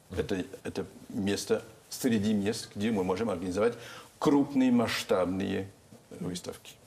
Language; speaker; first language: Russian; non-native, fluent; French